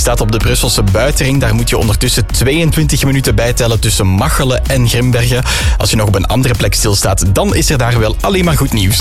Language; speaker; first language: Dutch; native; Dutch